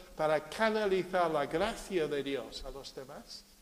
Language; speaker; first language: Spanish; non-native, fluent; English